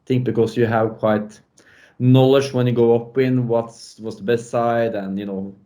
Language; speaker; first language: English; non-native, fluent; Norwegian